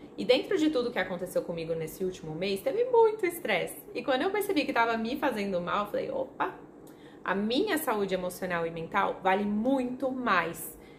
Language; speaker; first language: Portuguese; non-native, fluent; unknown